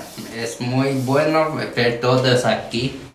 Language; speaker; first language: Spanish; non-native, learner; Korean